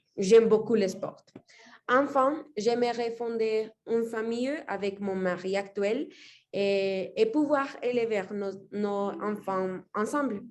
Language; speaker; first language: French; non-native, fluent; Spanish